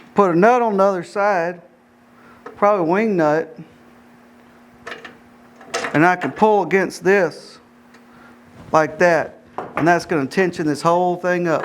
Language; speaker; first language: English; native; English